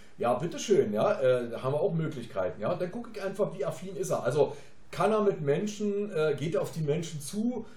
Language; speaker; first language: German; native; German